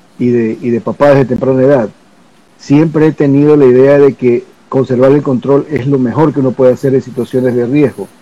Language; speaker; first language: Spanish; native; Spanish